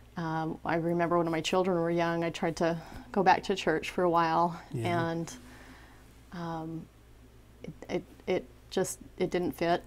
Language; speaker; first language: English; native; English